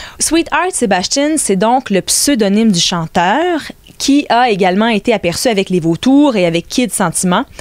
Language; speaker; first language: French; native; French